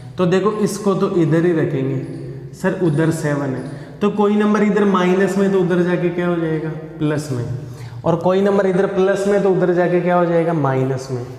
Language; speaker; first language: Hindi; native; Hindi